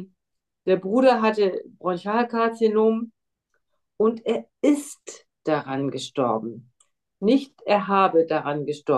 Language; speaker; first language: German; native; German